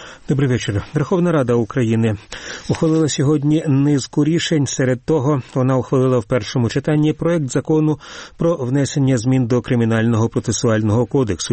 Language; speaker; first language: Ukrainian; native; Ukrainian